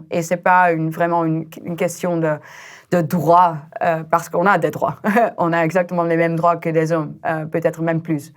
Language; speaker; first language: French; non-native, fluent; Dutch